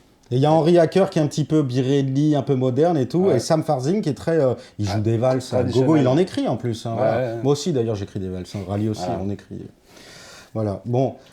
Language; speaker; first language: French; native; French